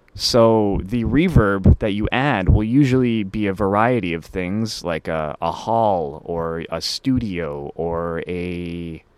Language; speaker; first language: English; native; English